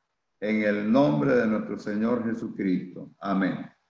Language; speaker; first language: Spanish; native; Spanish